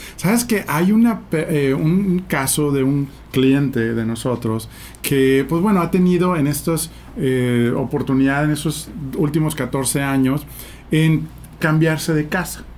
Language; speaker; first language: Spanish; native; Spanish